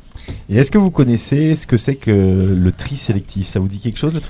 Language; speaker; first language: French; native; French